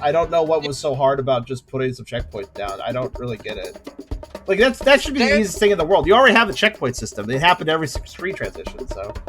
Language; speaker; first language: English; native; English